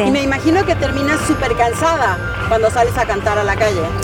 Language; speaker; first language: Spanish; native; Spanish